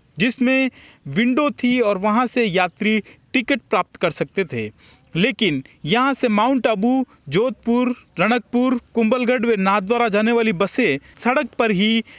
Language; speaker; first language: Hindi; native; Hindi